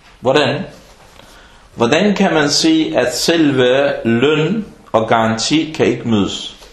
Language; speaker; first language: Danish; non-native, fluent; Arabic